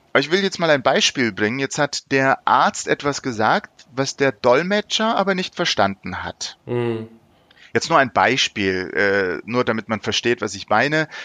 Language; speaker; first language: German; early bilingual, other home language; Turkish